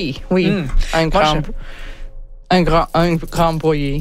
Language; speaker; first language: French; non-native, local second language; English